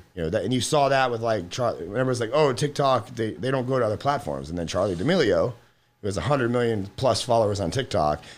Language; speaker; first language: English; native; English